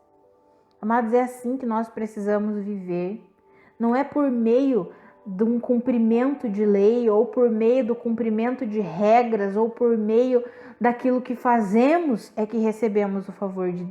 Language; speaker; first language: Portuguese; native; Portuguese